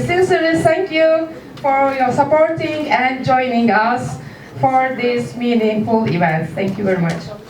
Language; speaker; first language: English; non-native, fluent; Turkish